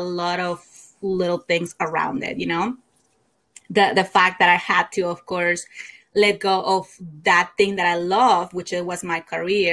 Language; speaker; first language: English; non-native, fluent; Spanish